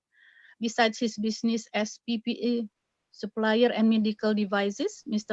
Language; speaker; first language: English; non-native, fluent; Indonesian